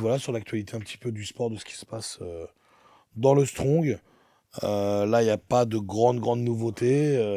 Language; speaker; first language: French; native; French